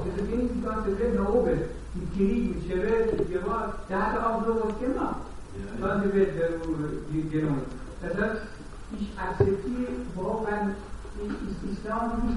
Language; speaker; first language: German; non-native, learner; Persian